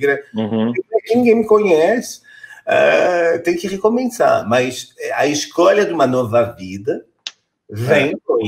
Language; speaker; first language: Portuguese; non-native, fluent; French